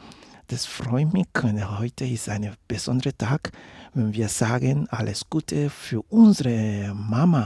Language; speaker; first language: German; non-native, learner; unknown